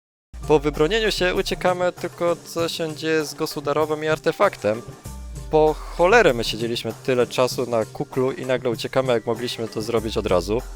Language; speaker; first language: Polish; native; Polish